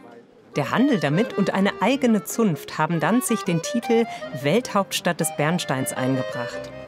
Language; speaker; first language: German; native; German